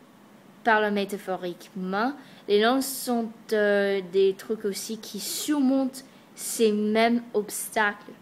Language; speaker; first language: French; non-native, fluent; English